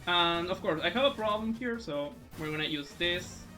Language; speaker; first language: English; non-native, fluent; Spanish